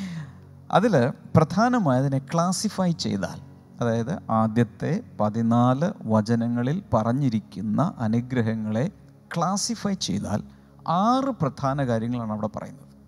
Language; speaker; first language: Malayalam; native; Malayalam